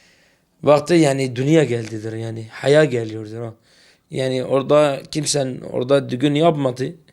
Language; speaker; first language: Turkish; non-native, learner; Arabic